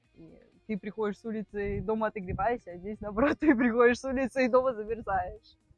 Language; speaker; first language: Russian; native; Russian